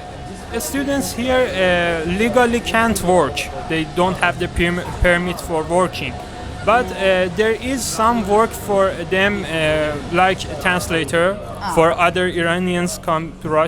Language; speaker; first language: English; non-native, learner; Persian